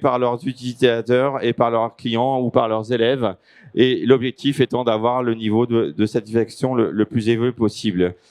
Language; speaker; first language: French; native; French